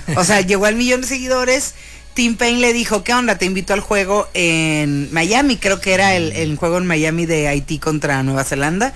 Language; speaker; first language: Spanish; native; Spanish